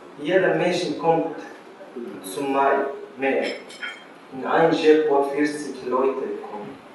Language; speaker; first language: German; non-native, learner; Arabic